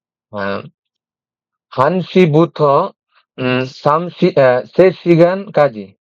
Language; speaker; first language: Korean; non-native, learner; Bangla